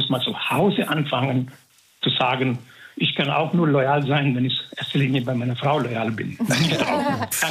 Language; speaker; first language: German; non-native, fluent; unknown